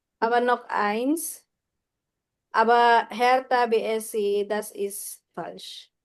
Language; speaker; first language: German; non-native, fluent; Filipino